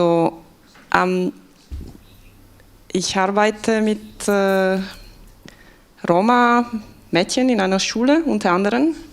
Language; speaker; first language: German; non-native, fluent; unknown